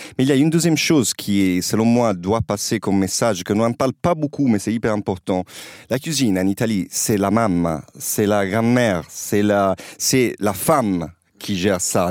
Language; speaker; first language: French; non-native, fluent; Italian